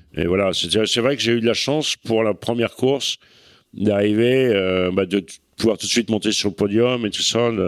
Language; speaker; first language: French; native; French